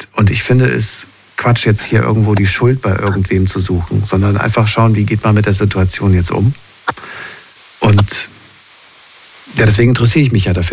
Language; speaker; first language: German; native; German